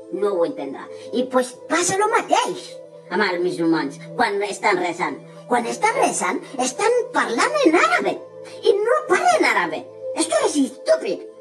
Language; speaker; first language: Catalan; non-native, fluent; Fula